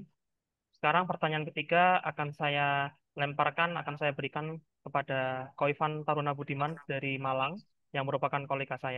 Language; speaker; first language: Indonesian; native; Indonesian